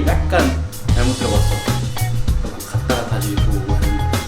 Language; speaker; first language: Korean; native; Korean